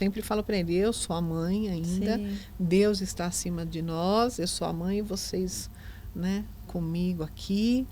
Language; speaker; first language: Portuguese; native; Portuguese